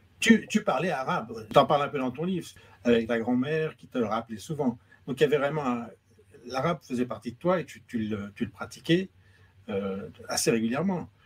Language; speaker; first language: French; native; French